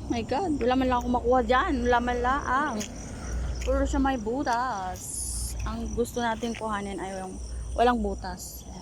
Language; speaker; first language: Filipino; non-native, local second language; Iloko